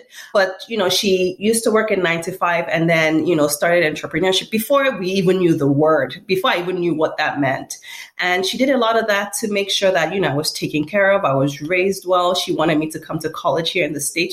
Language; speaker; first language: English; non-native, local second language; Yoruba